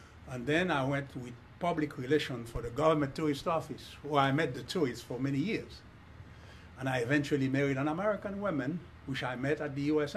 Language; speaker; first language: English; non-native, fluent; French